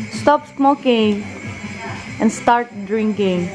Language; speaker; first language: English; non-native, fluent; Indonesian